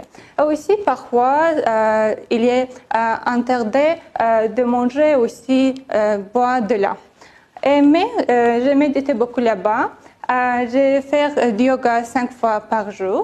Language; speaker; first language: French; non-native, learner; Azerbaijani